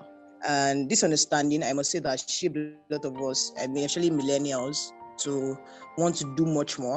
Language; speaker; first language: English; non-native, local second language; Yoruba